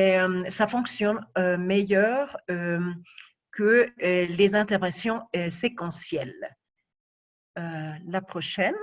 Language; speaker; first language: French; non-native, fluent; Spanish